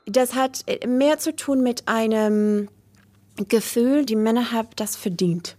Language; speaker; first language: German; non-native, learner; English